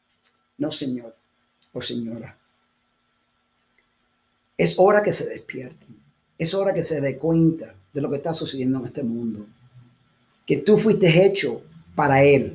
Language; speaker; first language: Spanish; early bilingual, heritage; Spanish